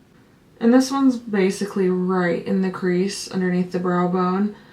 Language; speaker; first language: English; native; English